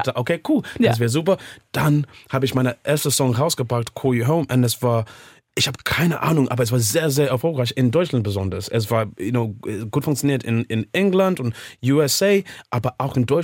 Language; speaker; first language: German; non-native, learner; English